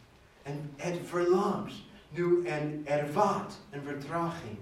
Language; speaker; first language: Dutch; non-native, fluent; English